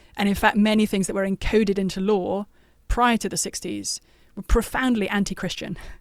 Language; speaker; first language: English; native; English